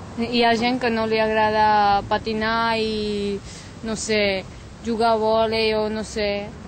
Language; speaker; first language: Catalan; non-native, learner; Armenian